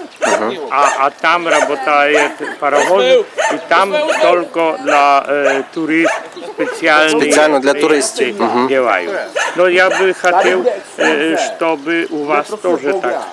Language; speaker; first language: Polish; non-native, learner; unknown